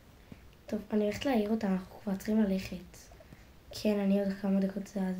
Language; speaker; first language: Hebrew; native; Hebrew